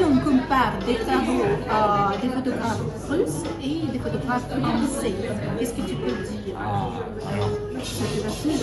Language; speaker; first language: French; non-native, fluent; Russian